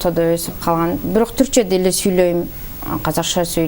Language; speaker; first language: Kyrgyz; early bilingual, heritage; Kyrgyz